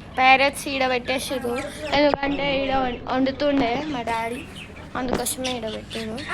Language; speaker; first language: Telugu; non-native, local second language; Tamil